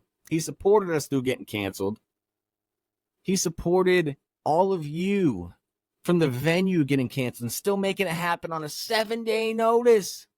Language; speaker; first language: English; native; English